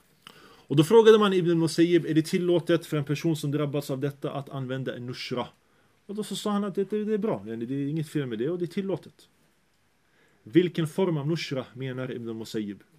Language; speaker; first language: Swedish; early bilingual, other home language; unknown